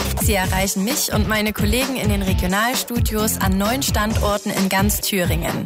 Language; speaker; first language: German; native; German